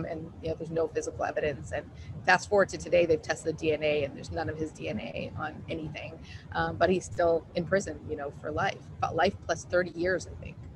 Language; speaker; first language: English; native; English